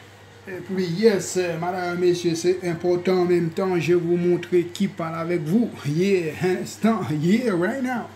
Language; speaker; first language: French; non-native, local second language; Haitian Creole